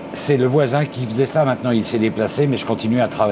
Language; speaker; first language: French; native; French